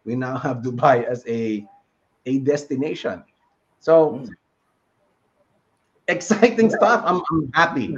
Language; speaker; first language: English; non-native, local second language; Filipino